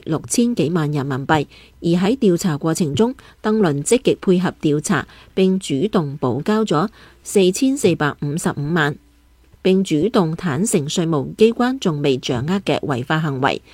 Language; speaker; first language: Chinese; non-native, local second language; Cantonese